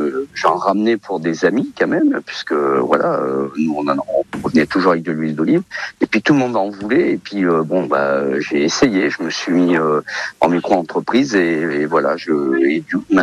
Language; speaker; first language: French; early bilingual, other home language; Portuguese